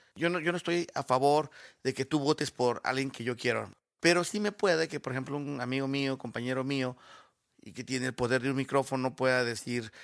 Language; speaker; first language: Spanish; native; Spanish